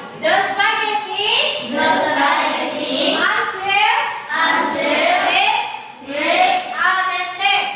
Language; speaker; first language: English; non-native, learner; Indonesian